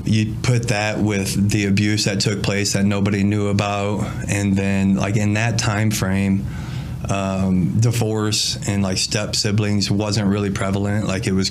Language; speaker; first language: English; native; English